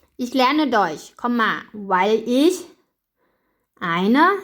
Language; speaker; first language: German; non-native, fluent; Thai